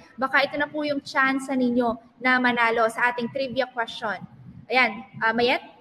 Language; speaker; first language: Filipino; non-native, local second language; Pampanga